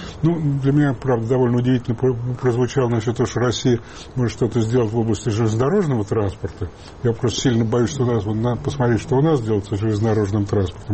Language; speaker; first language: Russian; native; Russian